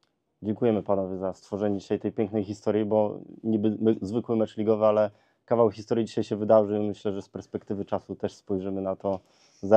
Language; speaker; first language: Polish; native; Polish